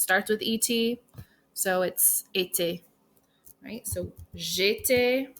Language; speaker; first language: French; non-native, fluent; English